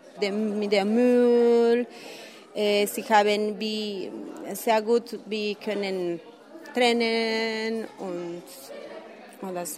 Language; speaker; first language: German; non-native, learner; Spanish